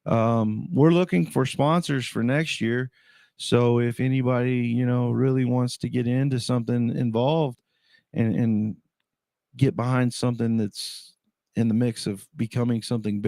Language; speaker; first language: English; native; English